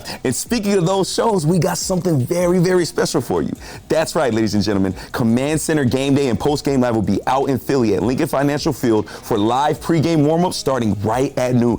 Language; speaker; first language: English; native; English